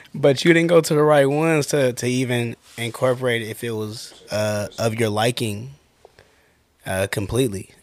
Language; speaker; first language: English; native; English